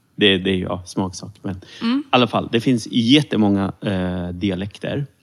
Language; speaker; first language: Swedish; early bilingual, other home language; Romany